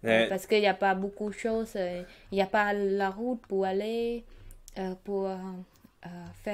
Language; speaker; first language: French; non-native, learner; Khmer